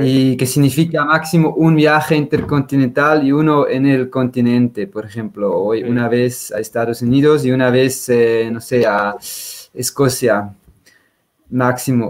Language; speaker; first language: Spanish; non-native, fluent; Swiss German